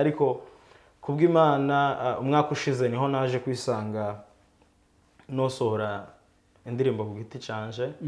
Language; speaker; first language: Kinyarwanda; early bilingual, heritage; Kinyarwanda